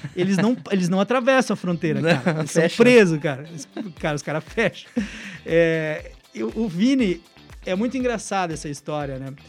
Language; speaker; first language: Portuguese; native; Portuguese